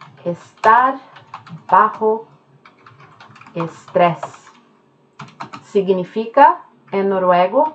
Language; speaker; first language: Spanish; non-native, fluent; Norwegian